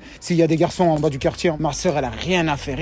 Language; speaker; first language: French; native; French